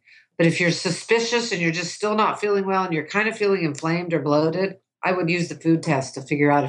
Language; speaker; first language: English; native; English